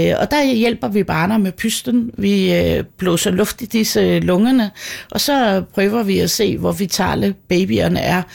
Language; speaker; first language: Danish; native; Danish